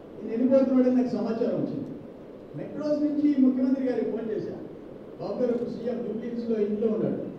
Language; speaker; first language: Telugu; native; Telugu